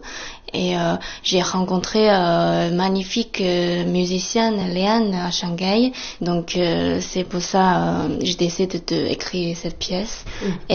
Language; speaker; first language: French; non-native, fluent; Chinese